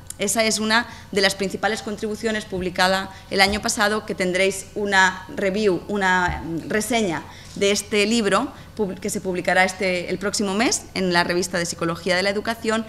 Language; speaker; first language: Spanish; native; Spanish